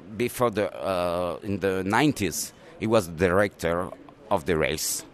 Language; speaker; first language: English; non-native, learner; French